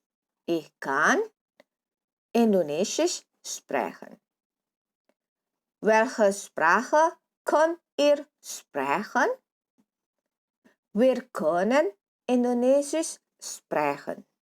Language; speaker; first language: German; non-native, fluent; Indonesian